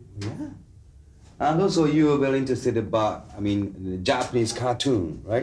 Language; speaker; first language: English; non-native, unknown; Japanese